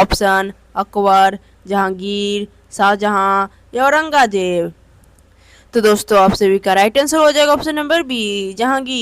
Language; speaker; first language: Hindi; native; Hindi